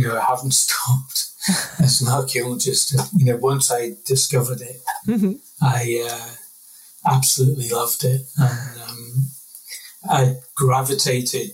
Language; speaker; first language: English; native; English